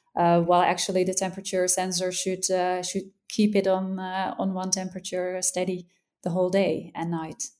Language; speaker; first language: English; non-native, fluent; Dutch